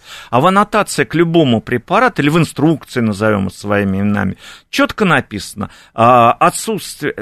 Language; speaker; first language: Russian; native; Russian